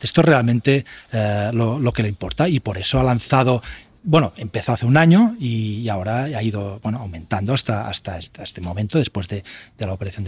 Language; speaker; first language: Spanish; native; Spanish